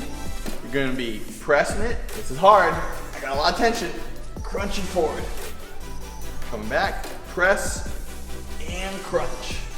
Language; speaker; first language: English; native; English